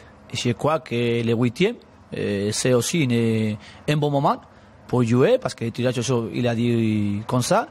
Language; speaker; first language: French; non-native, learner; Spanish